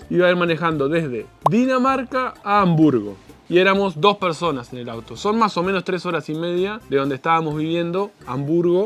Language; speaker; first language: Spanish; native; Spanish